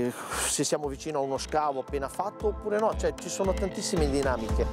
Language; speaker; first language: Italian; native; Italian